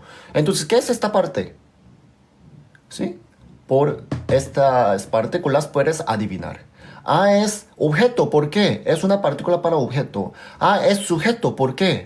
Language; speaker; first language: Spanish; non-native, fluent; Korean